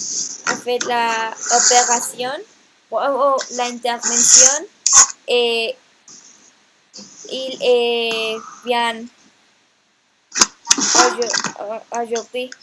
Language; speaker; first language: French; non-native, learner; Spanish